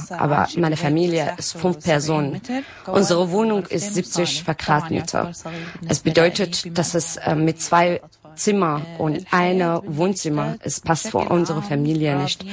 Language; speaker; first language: German; non-native, learner; Arabic